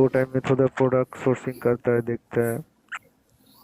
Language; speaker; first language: Hindi; non-native, learner; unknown